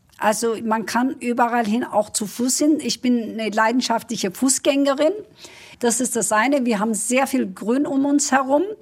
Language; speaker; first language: German; early bilingual, other home language; Kurdish